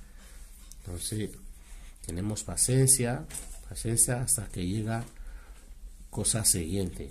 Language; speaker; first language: Spanish; non-native, learner; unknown